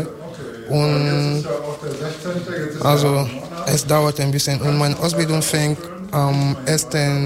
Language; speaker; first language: German; non-native, learner; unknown